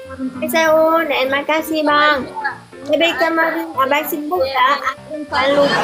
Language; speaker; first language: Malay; non-native, learner; Vietnamese